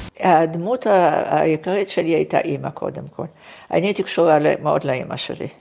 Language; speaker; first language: Hebrew; non-native, fluent; Polish